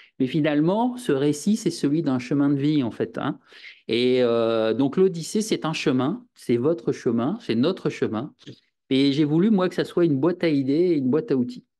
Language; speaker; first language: French; native; French